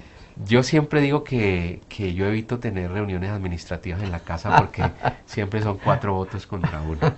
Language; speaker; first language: Spanish; native; Spanish